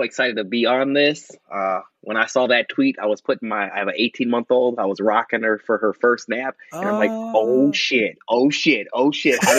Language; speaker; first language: English; native; English